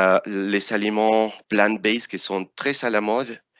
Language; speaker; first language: French; non-native, fluent; Spanish